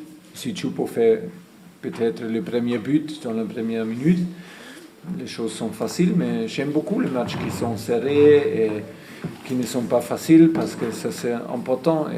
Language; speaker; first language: French; non-native, fluent; German